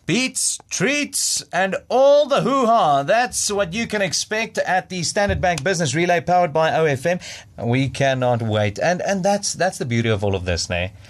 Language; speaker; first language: English; non-native, local second language; Afrikaans